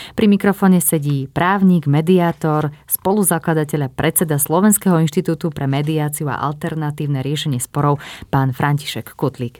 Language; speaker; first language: Slovak; native; Slovak